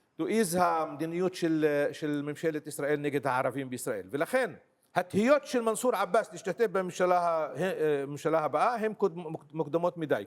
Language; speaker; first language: Hebrew; non-native, local second language; Arabic